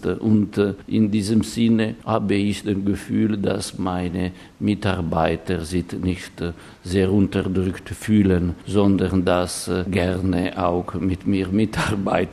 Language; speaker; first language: German; non-native, fluent; Italian